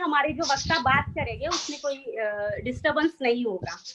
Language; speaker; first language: Hindi; non-native, local second language; Marathi